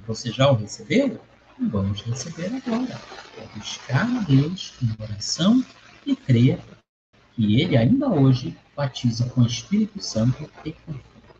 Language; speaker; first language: Portuguese; native; Portuguese